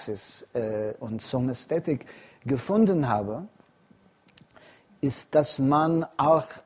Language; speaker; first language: German; non-native, fluent; English